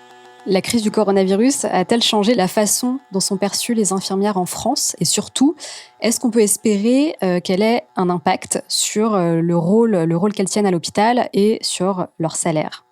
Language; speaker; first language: French; native; French